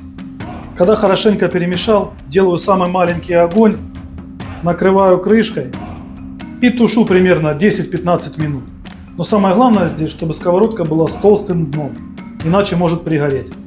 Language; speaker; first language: Russian; native; Russian